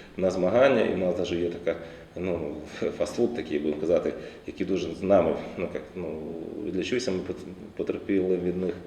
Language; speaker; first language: Ukrainian; native; Ukrainian